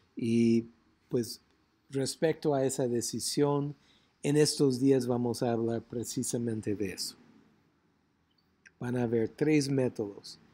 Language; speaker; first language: Spanish; non-native, fluent; English